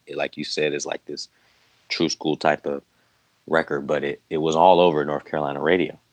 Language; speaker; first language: English; native; English